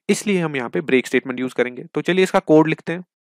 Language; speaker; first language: Hindi; non-native, local second language; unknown